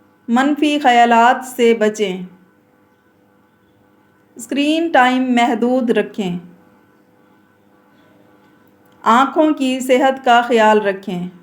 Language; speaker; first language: Urdu; native; Urdu